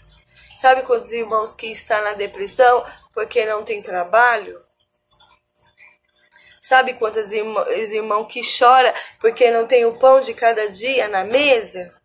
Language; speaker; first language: Portuguese; native; Portuguese